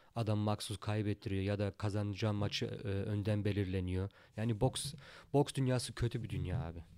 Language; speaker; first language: Turkish; early bilingual, heritage; Turkish